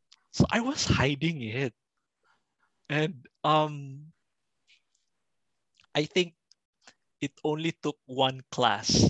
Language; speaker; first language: English; non-native, local second language; Cebuano